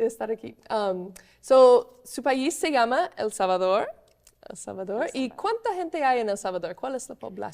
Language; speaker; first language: Spanish; non-native, fluent; English